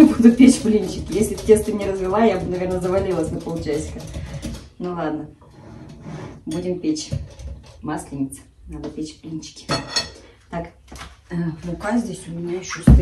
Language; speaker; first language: Russian; native; Russian